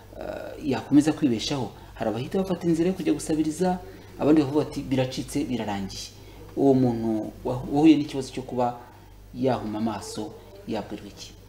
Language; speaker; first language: Kinyarwanda; native; Kinyarwanda